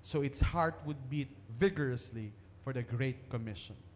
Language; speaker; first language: English; non-native, local second language; Filipino